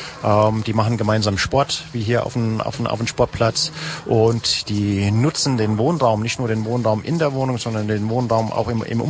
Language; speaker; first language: German; native; German